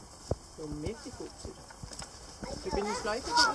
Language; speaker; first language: Danish; native; Danish